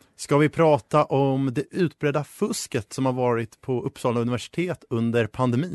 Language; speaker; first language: Swedish; native; Swedish